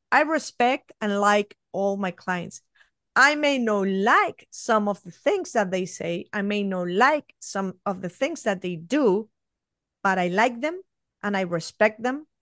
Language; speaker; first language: English; non-native, fluent; Spanish